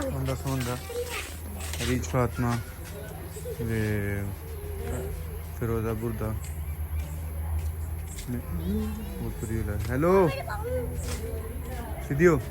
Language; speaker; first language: Turkish; non-native, learner; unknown